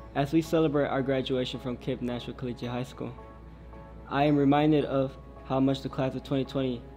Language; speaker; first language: English; early bilingual, other home language; Spanish